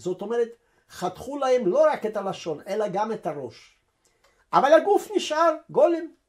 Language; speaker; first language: Hebrew; non-native, fluent; Russian